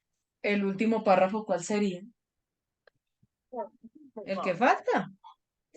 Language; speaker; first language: Spanish; native; Spanish